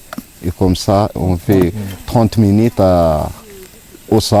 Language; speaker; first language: French; non-native, learner; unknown